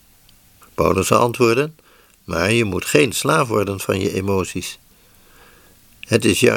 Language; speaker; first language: Dutch; native; Dutch